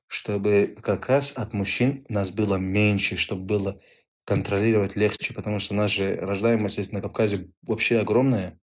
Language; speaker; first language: Russian; non-native, local second language; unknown